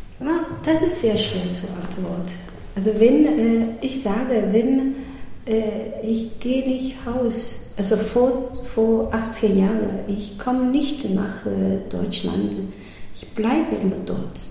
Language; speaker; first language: German; non-native, learner; Chinese